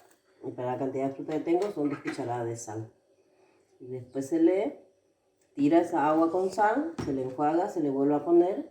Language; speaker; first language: Spanish; native; Spanish